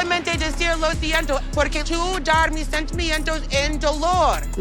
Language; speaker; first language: Spanish; non-native, learner; English